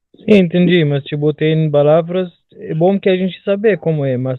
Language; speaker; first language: Portuguese; non-native, learner; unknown